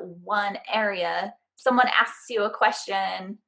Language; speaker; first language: English; native; English